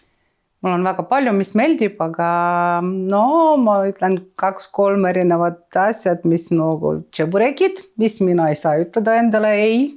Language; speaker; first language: Estonian; non-native, fluent; Ukrainian